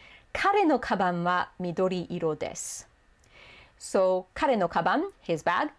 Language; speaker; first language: Japanese; non-native, fluent; English